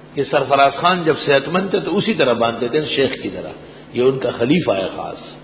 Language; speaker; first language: Urdu; non-native, local second language; Pashto